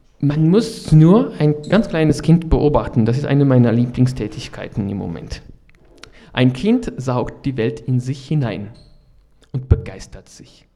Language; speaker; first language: German; non-native, fluent; French